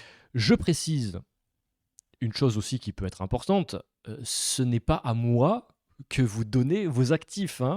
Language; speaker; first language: French; native; French